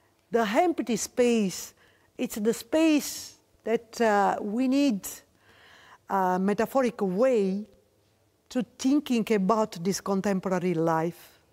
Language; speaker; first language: English; non-native, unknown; Italian